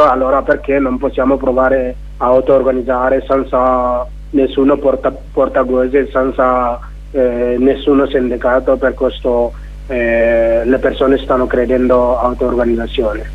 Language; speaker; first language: Italian; non-native, learner; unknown